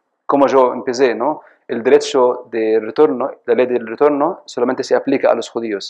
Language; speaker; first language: Spanish; non-native, fluent; Arabic